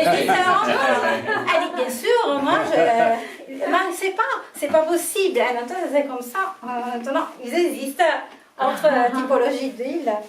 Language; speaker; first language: French; non-native, learner; Italian